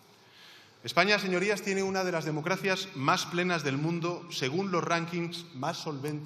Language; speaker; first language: Spanish; native; Spanish